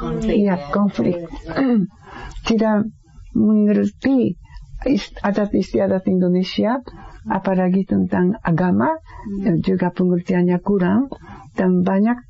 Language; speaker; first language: Indonesian; non-native, fluent; Japanese